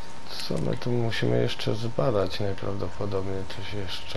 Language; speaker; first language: Polish; native; Polish